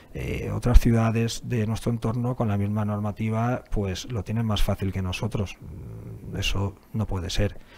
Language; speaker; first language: Spanish; native; Spanish